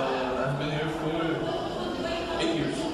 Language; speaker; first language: English; non-native, fluent; Portuguese